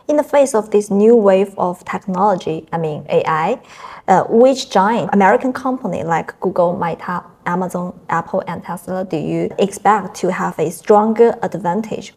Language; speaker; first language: English; non-native, fluent; Chinese